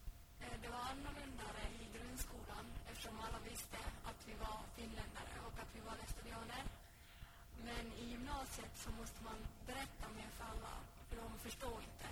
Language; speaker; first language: Swedish; early bilingual, other home language; Finnish